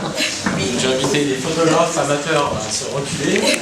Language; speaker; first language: French; native; French